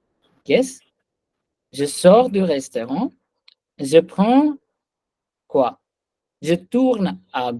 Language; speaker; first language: French; non-native, fluent; Hindi